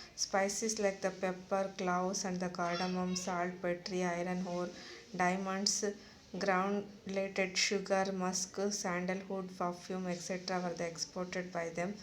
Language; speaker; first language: English; non-native, local second language; Kannada